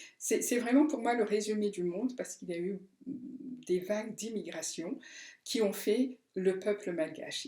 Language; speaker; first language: French; non-native, local second language; Malagasy